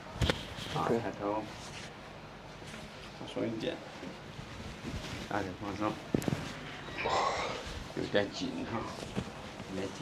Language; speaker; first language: Chinese; native; Chinese